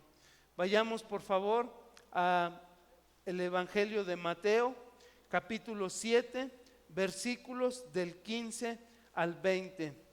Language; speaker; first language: Spanish; native; Spanish